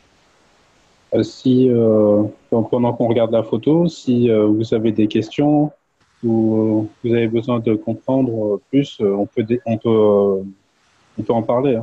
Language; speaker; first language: French; native; French